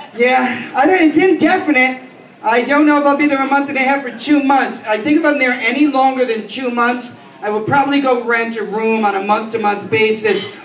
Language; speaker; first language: English; native; English